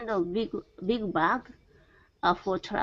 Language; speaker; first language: English; non-native, learner; Japanese